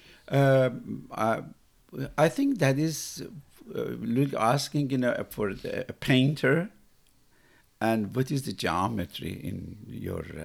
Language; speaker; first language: English; non-native, fluent; Persian